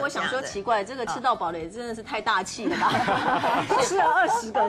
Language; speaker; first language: Chinese; native; Chinese